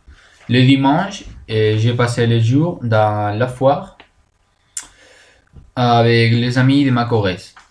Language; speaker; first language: French; non-native, learner; Spanish